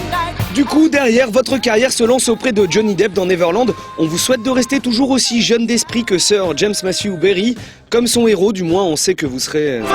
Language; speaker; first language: French; native; French